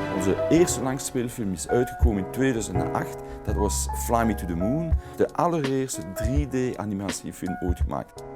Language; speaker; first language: Dutch; non-native, local second language; French